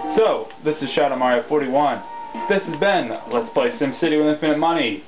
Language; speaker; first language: English; native; English